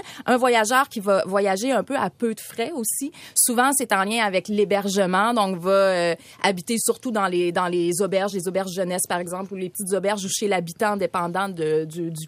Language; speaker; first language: French; native; French